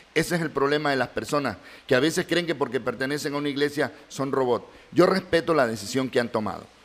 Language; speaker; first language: Spanish; native; Spanish